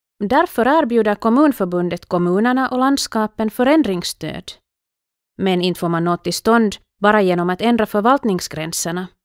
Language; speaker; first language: Swedish; native; Swedish